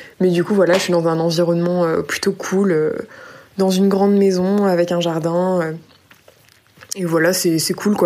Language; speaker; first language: French; native; French